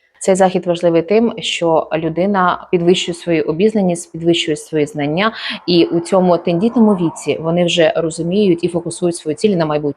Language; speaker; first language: Ukrainian; native; Ukrainian